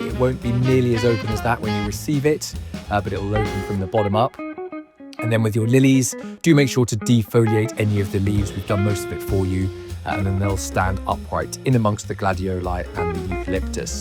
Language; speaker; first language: English; native; English